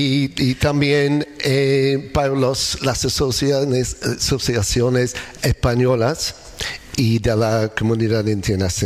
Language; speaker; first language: Spanish; non-native, learner; English